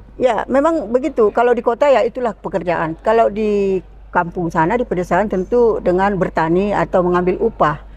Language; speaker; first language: Indonesian; native; Indonesian